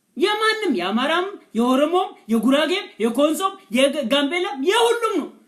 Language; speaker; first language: Amharic; non-native, local second language; Oromo